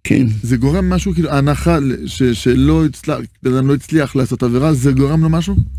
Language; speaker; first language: Hebrew; non-native, fluent; French